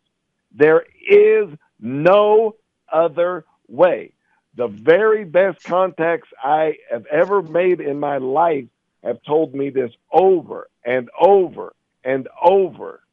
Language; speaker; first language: English; native; English